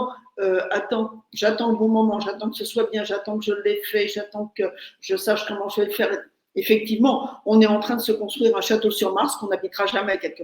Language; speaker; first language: French; native; French